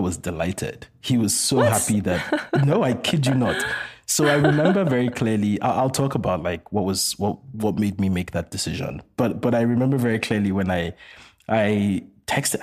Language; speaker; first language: English; non-native, local second language; Yoruba